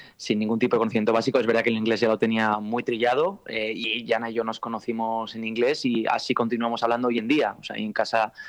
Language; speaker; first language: Spanish; native; Spanish